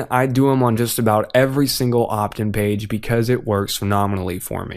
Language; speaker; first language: English; native; English